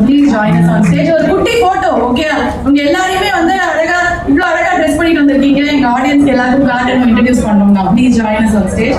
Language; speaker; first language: Tamil; native; Tamil